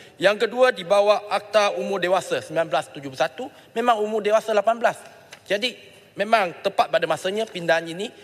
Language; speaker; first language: Malay; non-native, local second language; Chinese